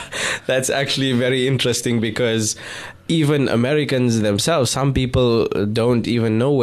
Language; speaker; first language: English; native; English